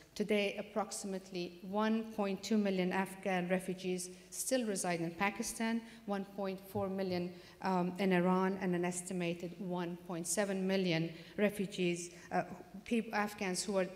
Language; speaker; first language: English; non-native, fluent; Persian